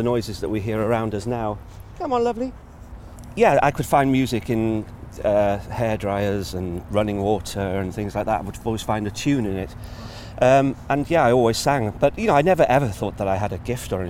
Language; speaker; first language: English; native; English